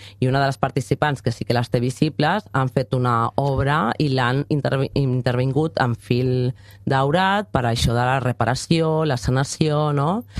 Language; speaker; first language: Catalan; non-native, fluent; Spanish